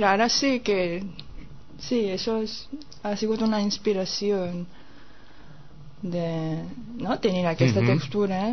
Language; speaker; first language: Catalan; non-native, fluent; Japanese